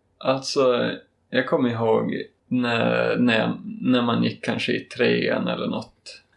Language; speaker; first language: Swedish; native; Swedish